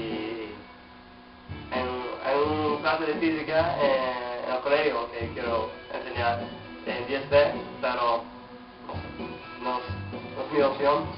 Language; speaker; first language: Spanish; non-native, learner; English